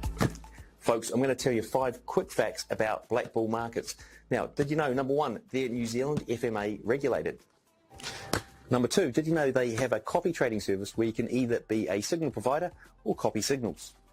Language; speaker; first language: English; native; English